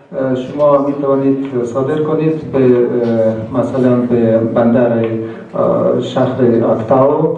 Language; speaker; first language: Persian; non-native, learner; Kazakh